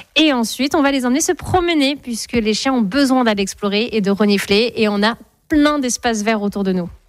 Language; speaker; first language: French; native; French